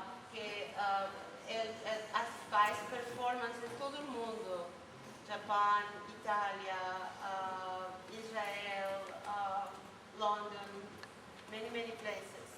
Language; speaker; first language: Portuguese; non-native, fluent; Spanish